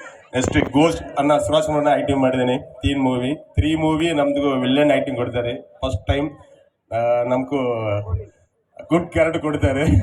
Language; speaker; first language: Kannada; non-native, local second language; Tamil